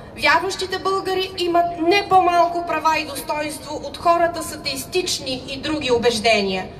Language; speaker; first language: Bulgarian; native; Bulgarian